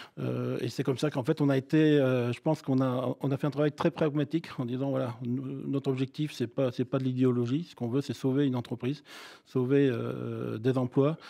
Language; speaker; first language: French; native; French